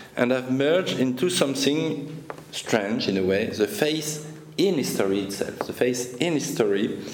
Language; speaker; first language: English; non-native, fluent; French